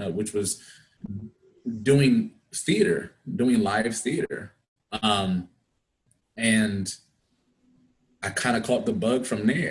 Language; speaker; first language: English; native; English